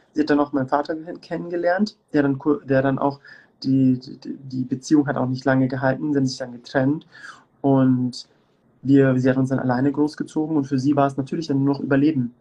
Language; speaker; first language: German; early bilingual, other home language; Turkish